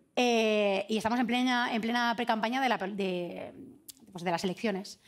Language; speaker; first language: Spanish; native; Spanish